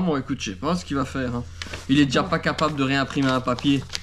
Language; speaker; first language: French; native; French